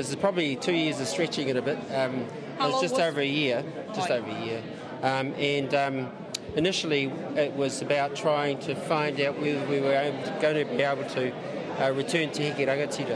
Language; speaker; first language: English; native; English